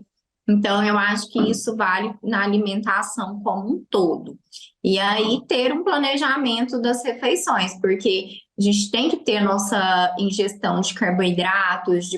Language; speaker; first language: Portuguese; native; Portuguese